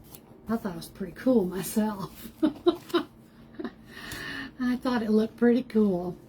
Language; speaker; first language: English; native; English